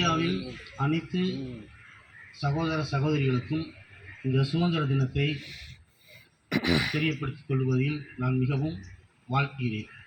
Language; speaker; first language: Tamil; native; Tamil